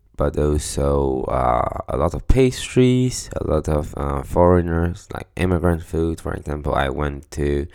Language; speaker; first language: English; non-native, fluent; Chinese